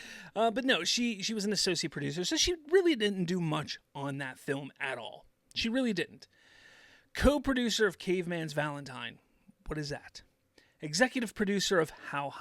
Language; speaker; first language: English; native; English